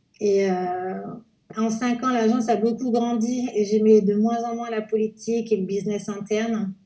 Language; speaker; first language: French; native; French